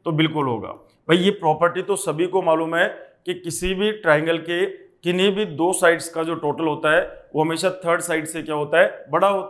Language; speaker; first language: Hindi; native; Hindi